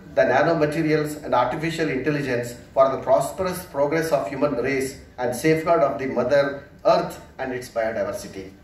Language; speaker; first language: English; non-native, local second language; Kannada